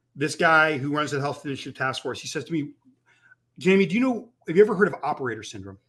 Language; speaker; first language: English; native; English